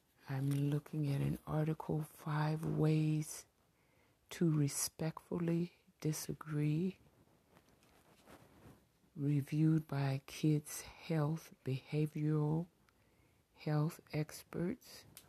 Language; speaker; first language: English; native; English